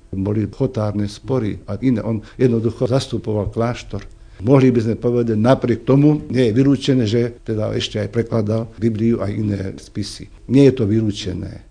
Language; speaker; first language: Slovak; native; Slovak